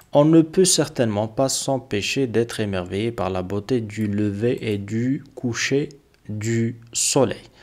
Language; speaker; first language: French; non-native, local second language; Arabic